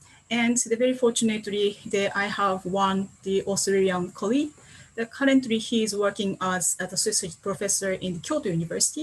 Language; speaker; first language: English; non-native, fluent; Japanese